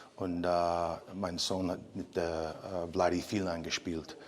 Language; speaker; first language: German; non-native, learner; English